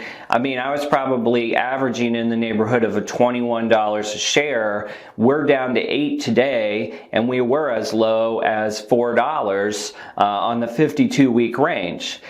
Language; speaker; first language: English; native; English